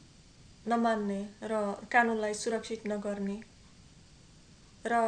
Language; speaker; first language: Nepali; non-native, learner; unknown